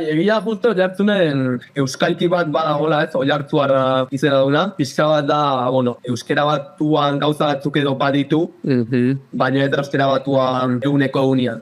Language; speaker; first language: Basque; native; Basque